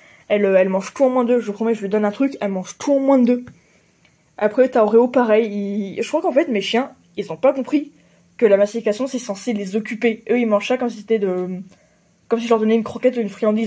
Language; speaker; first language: French; native; French